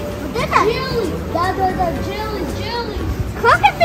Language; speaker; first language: Russian; non-native, local second language; Kazakh